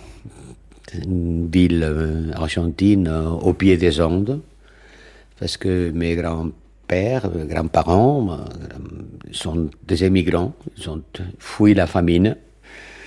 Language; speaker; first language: French; non-native, fluent; Catalan